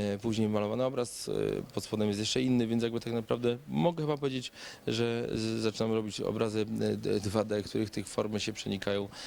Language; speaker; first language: Polish; native; Polish